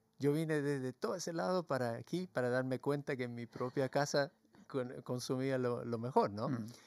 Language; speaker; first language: Spanish; early bilingual, heritage; Spanish